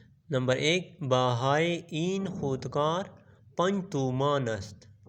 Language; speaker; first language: Persian; non-native, fluent; Urdu